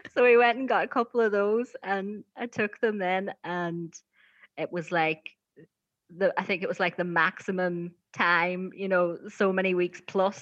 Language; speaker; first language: English; native; English